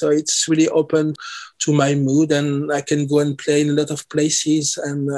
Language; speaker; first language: English; non-native, fluent; French